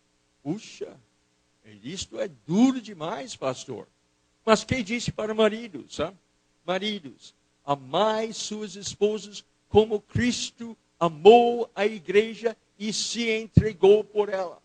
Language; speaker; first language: Portuguese; non-native, fluent; English